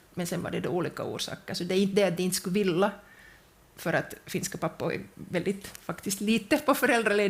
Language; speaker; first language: Swedish; native; Swedish